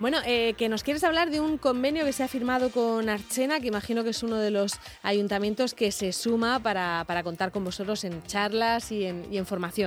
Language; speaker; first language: Spanish; native; Spanish